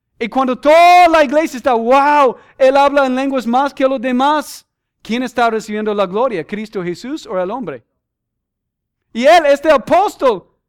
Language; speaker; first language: Spanish; non-native, fluent; English